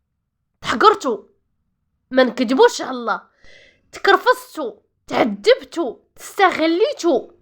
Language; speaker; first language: Arabic; native; Arabic